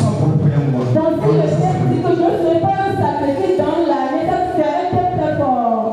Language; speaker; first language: French; native; French